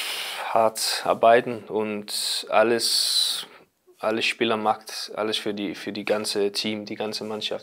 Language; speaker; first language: German; non-native, learner; Danish